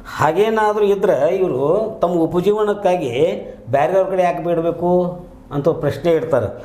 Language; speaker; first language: Kannada; native; Kannada